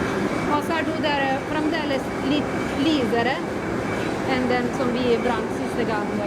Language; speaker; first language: Norwegian; non-native, fluent; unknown